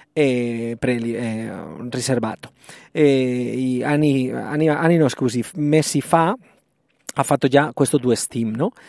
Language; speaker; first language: Italian; non-native, fluent; Spanish